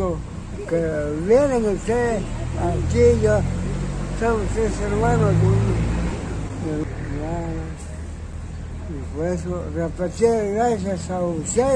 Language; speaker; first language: Spanish; non-native, local second language; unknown